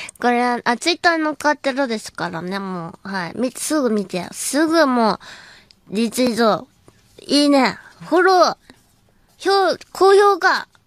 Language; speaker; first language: Japanese; native; Japanese